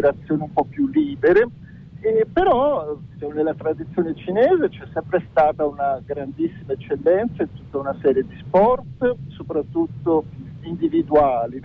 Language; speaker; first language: Italian; early bilingual, other home language; Chinese